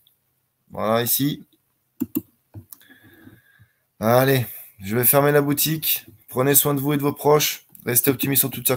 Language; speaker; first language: French; native; French